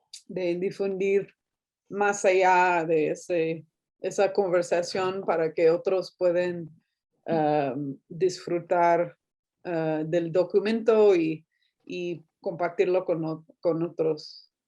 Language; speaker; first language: Spanish; non-native, fluent; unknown